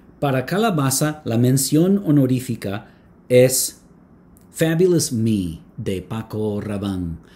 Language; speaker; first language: Spanish; non-native, fluent; English